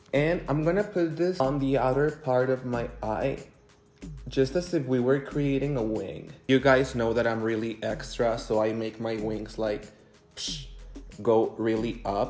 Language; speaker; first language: English; non-native, fluent; Spanish